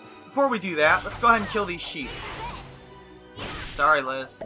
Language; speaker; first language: English; native; English